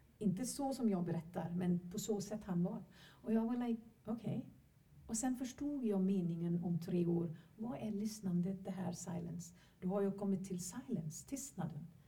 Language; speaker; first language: Swedish; non-native, fluent; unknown